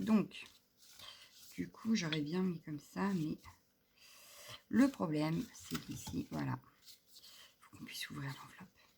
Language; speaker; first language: French; native; French